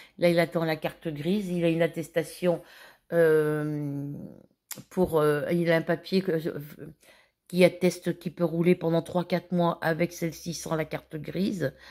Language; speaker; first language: French; native; French